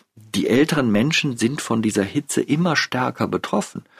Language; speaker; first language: German; native; German